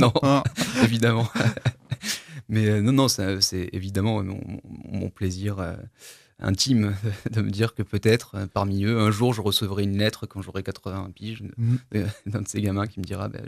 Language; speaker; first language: French; native; French